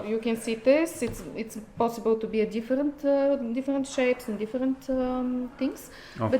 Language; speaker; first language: English; non-native, learner; Bulgarian